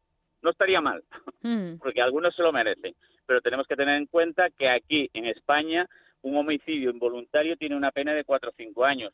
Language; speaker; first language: Spanish; native; Spanish